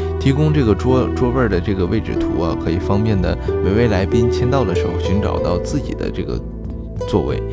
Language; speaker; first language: Chinese; native; Chinese